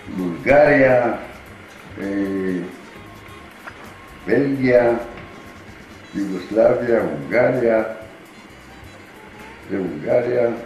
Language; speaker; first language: Hebrew; early bilingual, other home language; Romanian